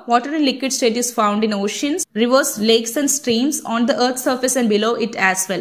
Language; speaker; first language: English; non-native, local second language; Malayalam